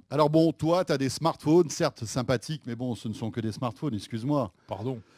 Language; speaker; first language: French; native; French